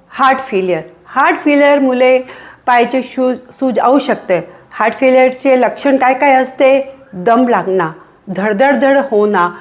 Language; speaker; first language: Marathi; non-native, local second language; Hindi